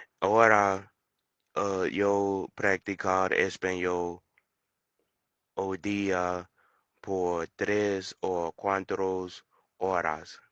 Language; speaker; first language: Spanish; non-native, learner; English